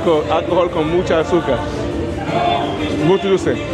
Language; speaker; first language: Spanish; non-native, learner; English